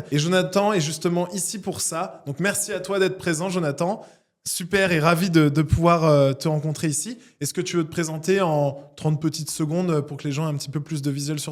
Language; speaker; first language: French; native; French